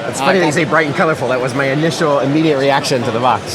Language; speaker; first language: English; native; English